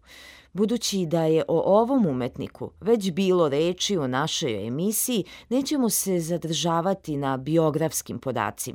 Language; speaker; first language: Serbian; native; Serbian